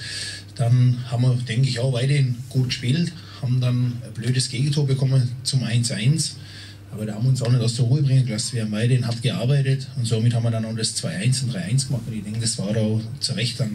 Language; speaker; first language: German; native; German